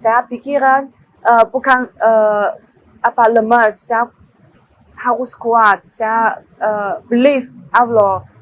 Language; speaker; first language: Indonesian; non-native, learner; Chinese